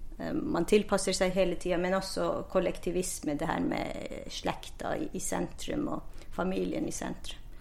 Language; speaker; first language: Norwegian; non-native, local second language; Northern Sami